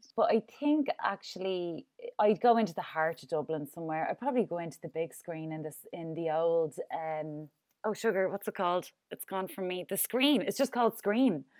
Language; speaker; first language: English; native; English